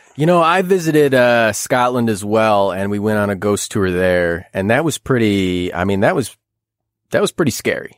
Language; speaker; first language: English; native; English